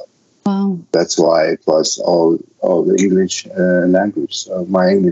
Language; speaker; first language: English; non-native, fluent; Arabic